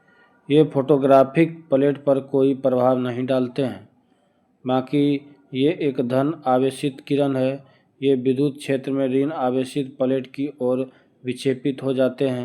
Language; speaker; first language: Hindi; native; Hindi